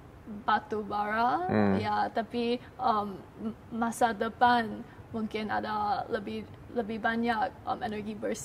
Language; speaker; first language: Indonesian; non-native, learner; Chinese